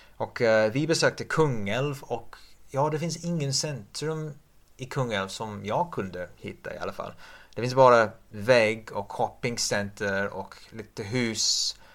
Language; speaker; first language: Swedish; non-native, fluent; English